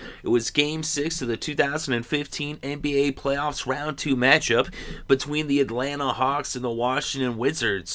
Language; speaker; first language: English; native; English